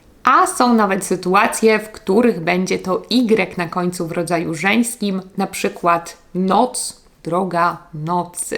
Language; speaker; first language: Polish; native; Polish